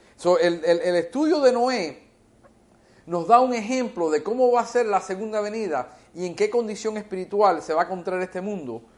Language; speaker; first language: Spanish; early bilingual, heritage; Spanish